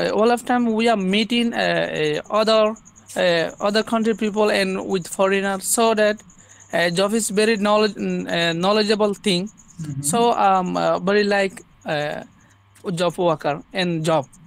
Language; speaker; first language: English; non-native, learner; Bangla